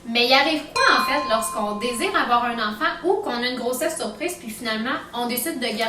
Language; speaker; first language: French; native; French